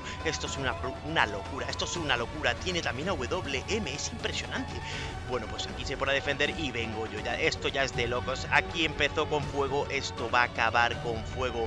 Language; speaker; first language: Spanish; native; Spanish